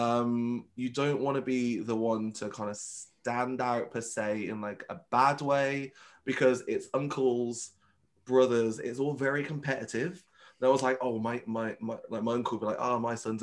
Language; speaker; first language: English; non-native, local second language; Vietnamese